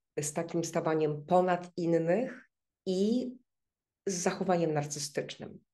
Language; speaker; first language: Polish; native; Polish